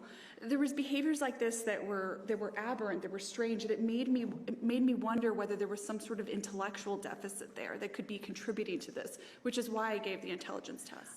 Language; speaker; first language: English; native; English